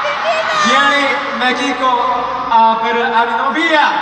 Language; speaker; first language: Spanish; non-native, learner; Korean